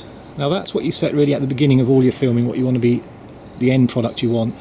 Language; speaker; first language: English; native; English